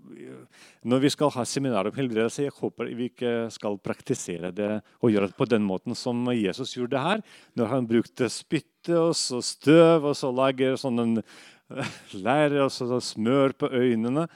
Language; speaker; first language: Norwegian; non-native, fluent; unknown